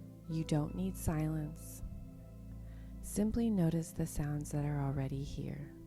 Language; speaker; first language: English; native; English